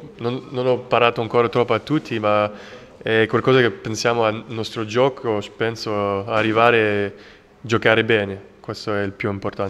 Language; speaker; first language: Italian; non-native, learner; French